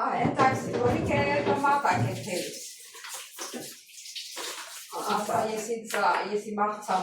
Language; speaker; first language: Greek; non-native, fluent; Armenian